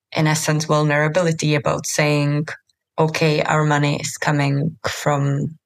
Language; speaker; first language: English; non-native, fluent; Czech